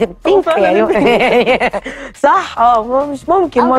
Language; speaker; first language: Arabic; native; Arabic